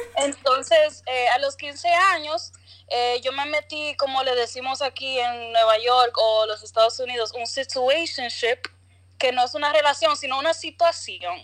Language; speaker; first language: Spanish; early bilingual, other home language; English